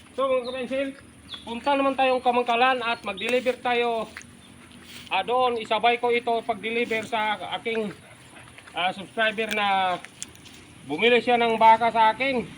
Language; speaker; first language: Filipino; non-native, local second language; Hiligaynon